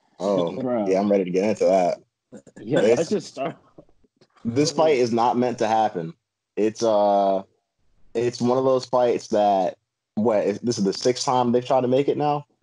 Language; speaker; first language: English; native; English